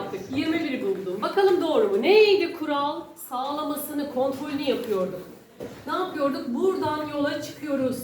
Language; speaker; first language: Turkish; native; Turkish